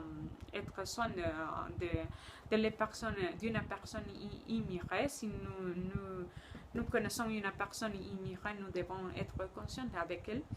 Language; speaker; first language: French; non-native, learner; Spanish